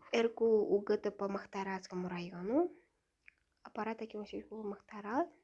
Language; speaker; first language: Russian; non-native, local second language; Kazakh